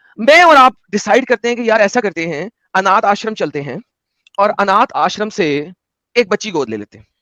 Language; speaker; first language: Hindi; native; Hindi